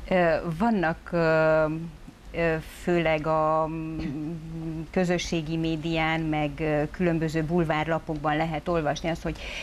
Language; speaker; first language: Hungarian; native; Hungarian